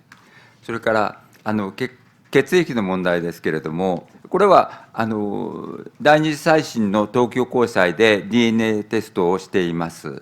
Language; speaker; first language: Japanese; native; Japanese